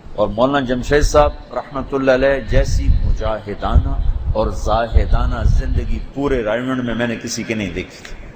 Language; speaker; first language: Urdu; non-native, local second language; Punjabi